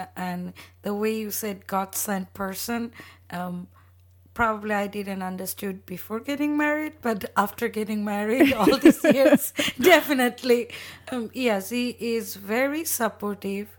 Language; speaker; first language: English; non-native, local second language; Bangla